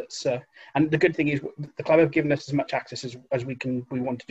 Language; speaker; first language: English; native; English